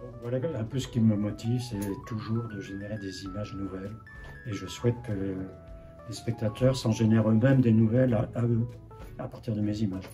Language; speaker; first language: French; native; French